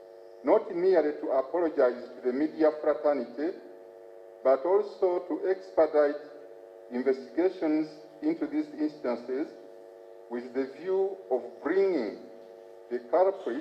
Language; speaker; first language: English; non-native, local second language; Ganda